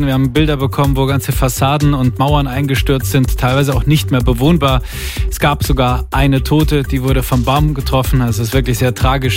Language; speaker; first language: German; native; German